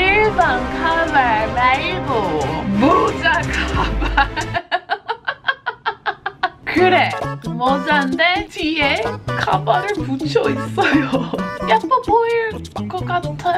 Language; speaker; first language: Korean; non-native, learner; English